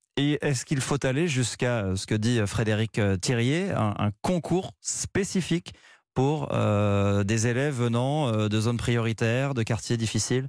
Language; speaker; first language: French; native; French